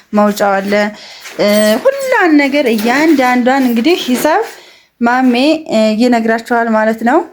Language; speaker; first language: Amharic; native; Amharic